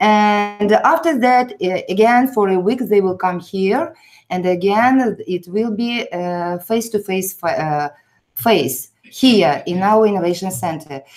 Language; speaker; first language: English; non-native, fluent; Uzbek